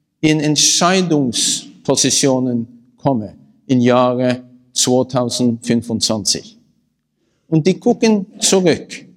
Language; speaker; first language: German; non-native, learner; Norwegian